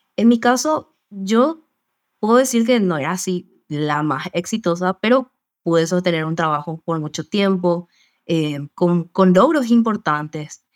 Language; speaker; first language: Spanish; native; Spanish